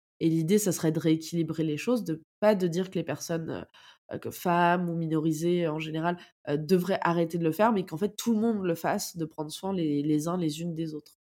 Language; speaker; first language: French; native; French